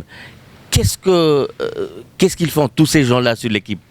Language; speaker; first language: French; non-native, fluent; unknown